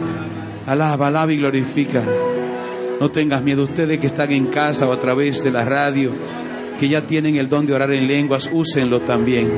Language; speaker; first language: Spanish; native; Spanish